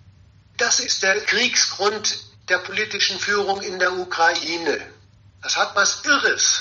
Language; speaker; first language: German; native; German